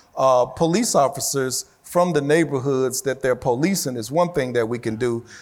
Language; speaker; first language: English; native; English